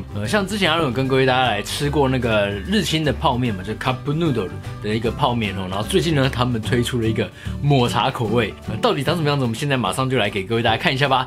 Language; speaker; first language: Chinese; native; Chinese